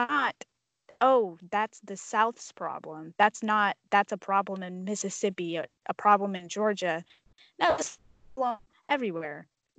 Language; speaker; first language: English; native; English